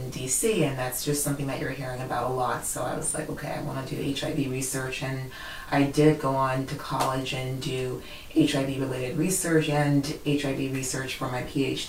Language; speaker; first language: English; native; English